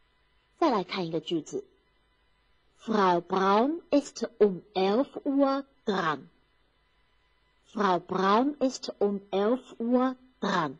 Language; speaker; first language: German; non-native, fluent; Chinese